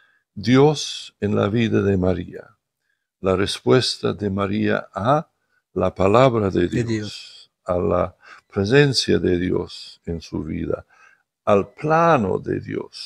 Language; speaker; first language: Spanish; non-native, fluent; English